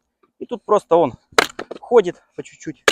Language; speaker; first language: Russian; native; Russian